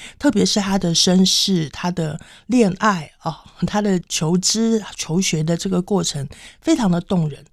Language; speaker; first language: Chinese; native; Chinese